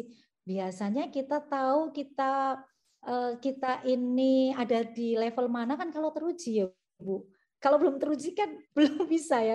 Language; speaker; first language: Indonesian; native; Indonesian